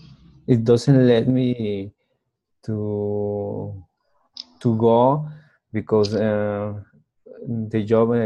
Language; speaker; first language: English; non-native, learner; Spanish